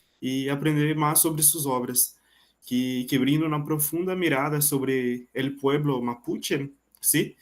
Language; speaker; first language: Spanish; non-native, learner; Portuguese